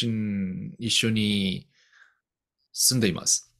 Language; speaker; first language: Japanese; non-native, learner; Korean